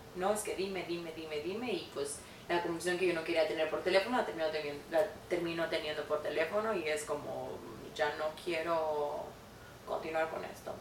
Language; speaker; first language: Spanish; native; Spanish